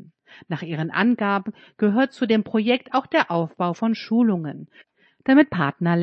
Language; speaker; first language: German; native; German